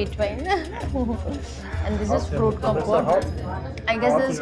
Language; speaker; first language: English; non-native, local second language; Malayalam